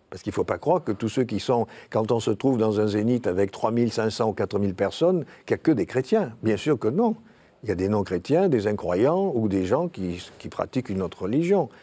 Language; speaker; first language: French; native; French